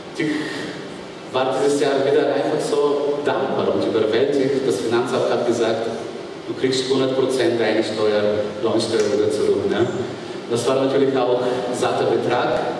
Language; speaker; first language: German; non-native, fluent; Bulgarian